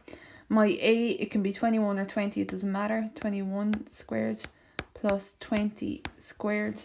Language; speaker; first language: English; native; English